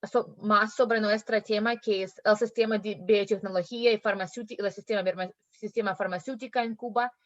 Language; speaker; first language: Spanish; non-native, learner; English